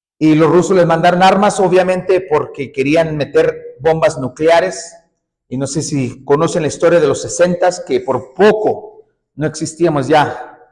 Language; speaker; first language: Spanish; early bilingual, heritage; Spanish